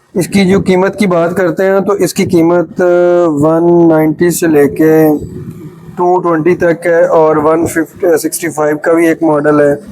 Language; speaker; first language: Urdu; non-native, local second language; Punjabi